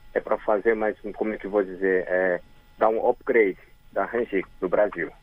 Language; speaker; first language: Portuguese; early bilingual, other home language; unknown